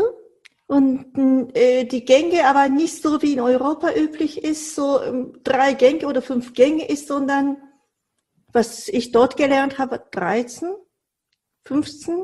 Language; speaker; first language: German; non-native, fluent; Japanese